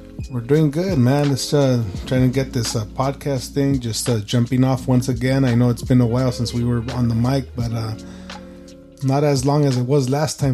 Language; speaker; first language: English; early bilingual, other home language; Spanish